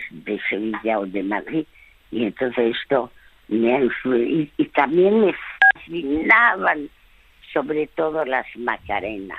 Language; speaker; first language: Spanish; early bilingual, other home language; French